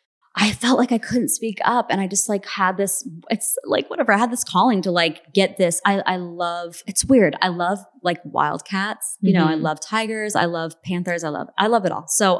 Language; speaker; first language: English; native; English